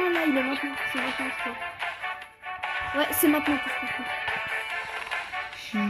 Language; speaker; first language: French; native; French